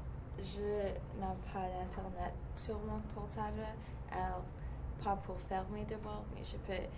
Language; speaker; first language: French; non-native, learner; English